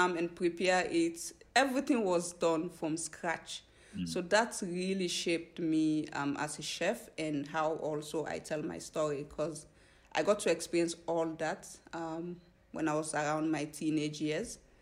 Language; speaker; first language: English; non-native, local second language; Fula